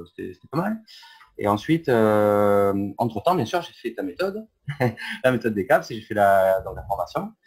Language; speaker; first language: French; native; French